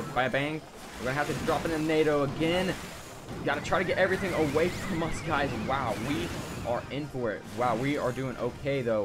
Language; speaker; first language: English; native; English